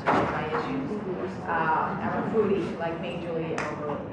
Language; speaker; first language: English; native; English